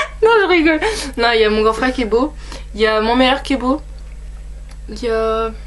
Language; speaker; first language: French; native; French